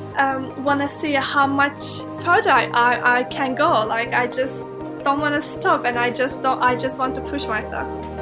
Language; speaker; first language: English; non-native, fluent; Turkish